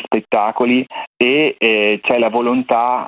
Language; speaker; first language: Italian; native; Italian